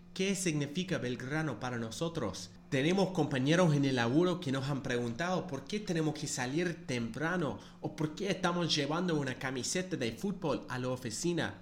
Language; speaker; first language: Spanish; non-native, fluent; English